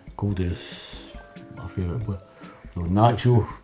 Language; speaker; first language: English; native; English